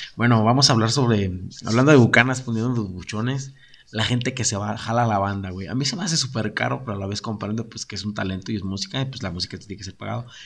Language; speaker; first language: Spanish; native; Spanish